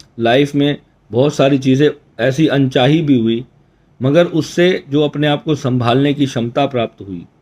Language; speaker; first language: Hindi; native; Hindi